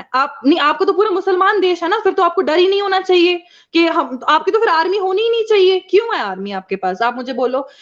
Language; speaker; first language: Hindi; non-native, local second language; Kashmiri